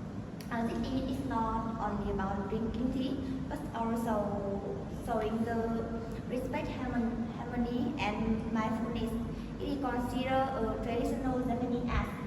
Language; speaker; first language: English; non-native, learner; Vietnamese